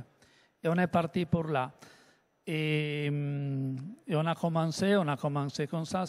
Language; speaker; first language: French; non-native, learner; Italian